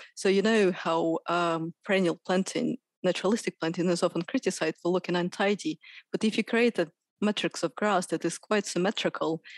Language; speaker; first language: English; non-native, fluent; Russian